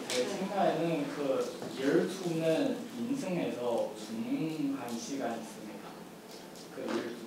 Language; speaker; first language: Korean; non-native, learner; Chinese